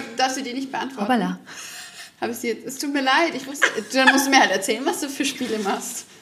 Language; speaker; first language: German; native; German